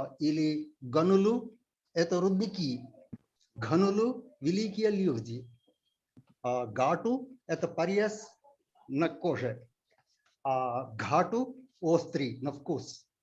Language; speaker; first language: Russian; non-native, fluent; Telugu